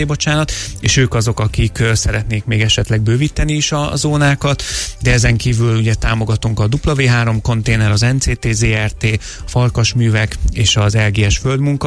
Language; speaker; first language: Hungarian; native; Hungarian